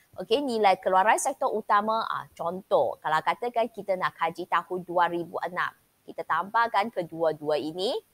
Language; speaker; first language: Malay; non-native, local second language; Chinese